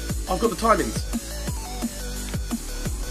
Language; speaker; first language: English; native; English